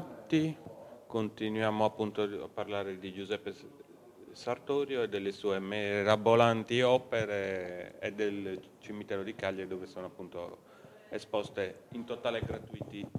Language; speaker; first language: Italian; native; Italian